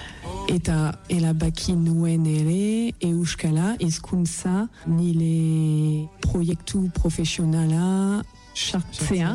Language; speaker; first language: Basque; non-native, learner; French